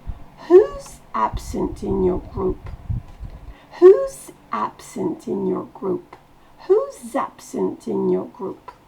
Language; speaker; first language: English; non-native, fluent; French